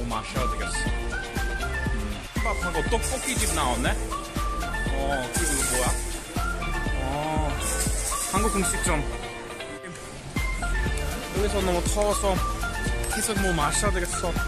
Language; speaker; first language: Korean; non-native, fluent; English